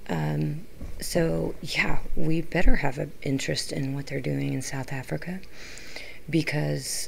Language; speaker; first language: English; native; English